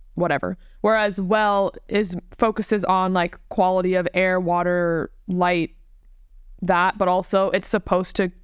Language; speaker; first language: English; native; English